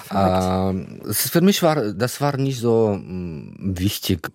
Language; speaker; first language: German; non-native, fluent; Ukrainian